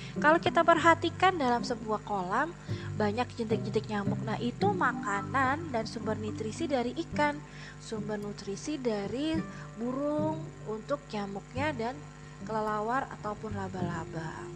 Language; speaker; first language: Indonesian; native; Indonesian